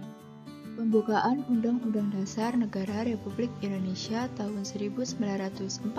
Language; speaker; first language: Indonesian; native; Indonesian